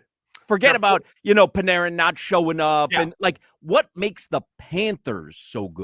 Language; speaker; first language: English; native; English